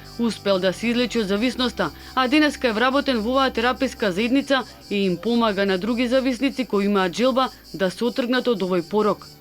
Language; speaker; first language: Macedonian; native; Macedonian